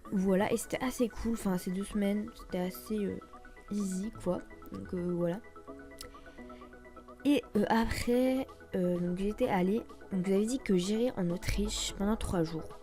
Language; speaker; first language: French; native; French